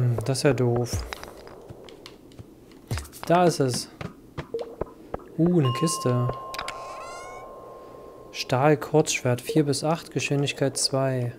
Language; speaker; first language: German; native; German